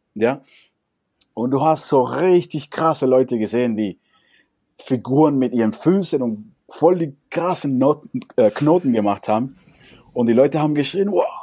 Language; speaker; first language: German; non-native, fluent; Spanish